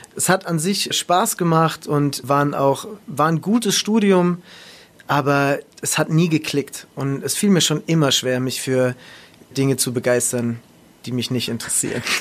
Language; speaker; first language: German; native; German